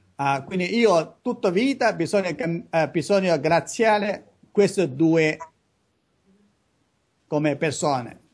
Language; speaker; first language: Italian; non-native, learner; Chinese